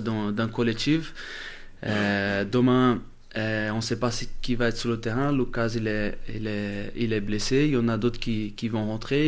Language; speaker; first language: French; non-native, fluent; Portuguese